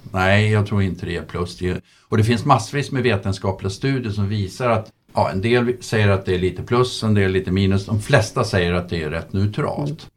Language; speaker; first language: Swedish; native; Swedish